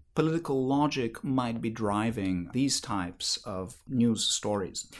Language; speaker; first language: English; non-native, fluent; Bulgarian